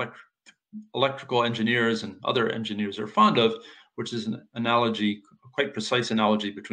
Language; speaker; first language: English; native; English